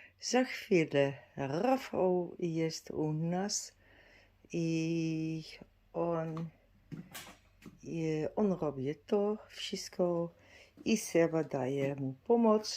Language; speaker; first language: Polish; non-native, learner; Dutch